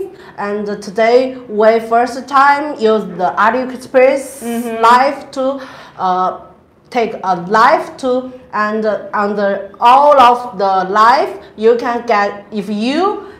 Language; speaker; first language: English; non-native, learner; Chinese